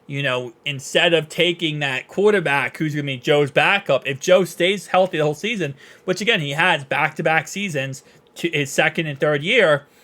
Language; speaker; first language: English; native; English